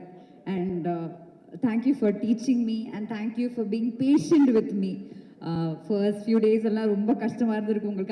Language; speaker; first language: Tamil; non-native, local second language; Malayalam